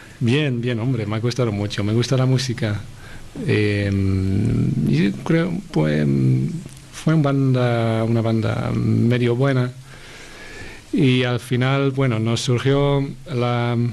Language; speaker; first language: Spanish; non-native, fluent; Dutch